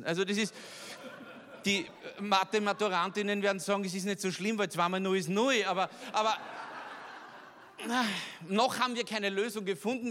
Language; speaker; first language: German; native; German